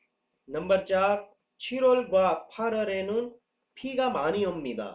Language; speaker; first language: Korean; non-native, learner; Urdu